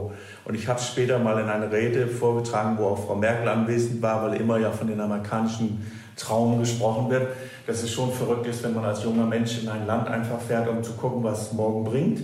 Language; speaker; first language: German; non-native, fluent; Danish